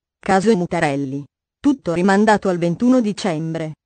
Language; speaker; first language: Italian; native; Italian